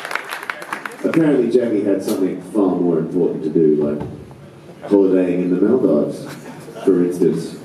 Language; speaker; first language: English; native; English